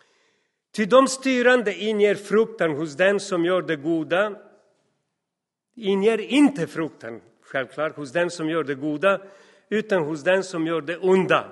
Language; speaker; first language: Swedish; non-native, fluent; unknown